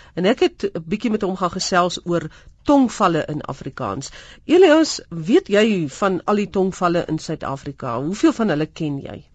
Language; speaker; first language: Afrikaans; native; Afrikaans